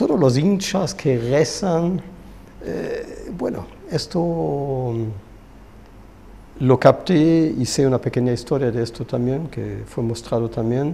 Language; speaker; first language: Spanish; non-native, fluent; German